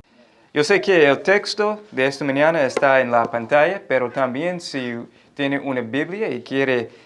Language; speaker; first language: Spanish; non-native, fluent; English